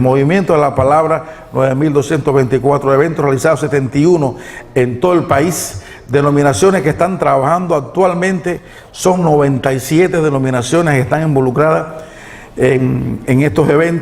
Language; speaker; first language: Spanish; native; Spanish